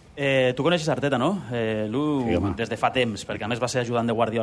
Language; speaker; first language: Catalan; native; Catalan